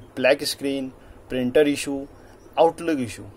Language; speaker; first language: English; non-native, local second language; Hindi